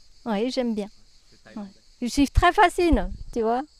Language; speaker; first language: French; non-native, learner; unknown